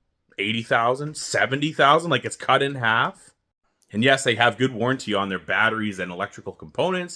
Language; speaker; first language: English; native; English